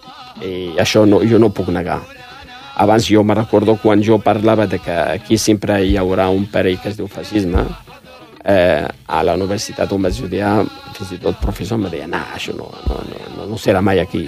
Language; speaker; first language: Catalan; early bilingual, other home language; Riffian